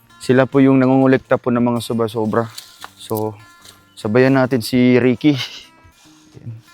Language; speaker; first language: Filipino; non-native, local second language; Cebuano